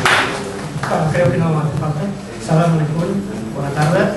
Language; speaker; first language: Spanish; native; Spanish